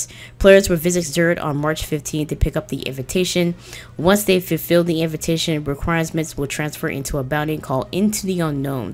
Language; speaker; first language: English; non-native, fluent; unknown